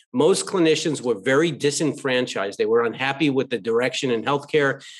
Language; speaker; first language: English; native; English